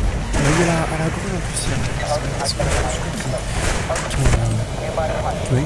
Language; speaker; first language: French; native; French